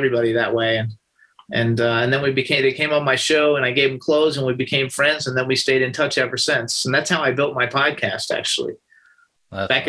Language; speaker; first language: English; native; English